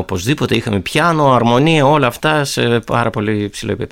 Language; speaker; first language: Greek; non-native, fluent; Russian